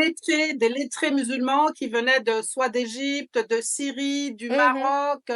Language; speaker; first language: French; native; French